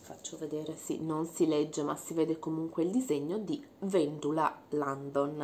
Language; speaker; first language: Italian; native; Italian